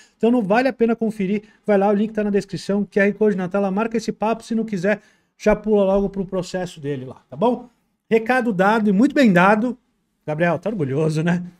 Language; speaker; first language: Portuguese; native; Portuguese